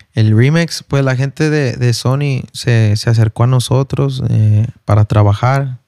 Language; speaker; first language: Spanish; early bilingual, heritage; Spanish